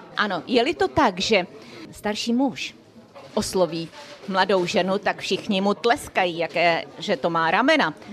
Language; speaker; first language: Czech; native; Czech